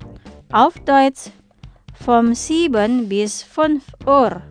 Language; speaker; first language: German; non-native, fluent; Indonesian